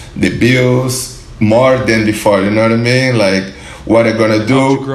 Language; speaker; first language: English; non-native, learner; Portuguese